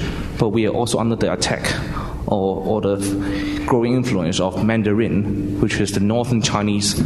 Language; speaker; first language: English; non-native, local second language; Cantonese